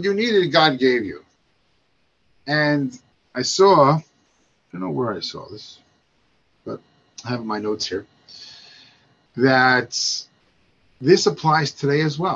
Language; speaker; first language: English; native; English